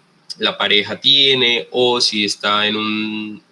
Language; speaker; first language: Spanish; native; Spanish